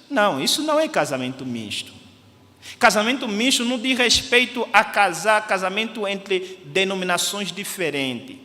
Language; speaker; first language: Portuguese; native; Portuguese